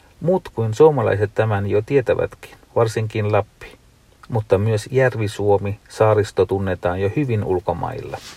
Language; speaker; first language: Finnish; non-native, fluent; Tamil